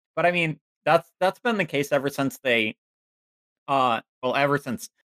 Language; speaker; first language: English; native; English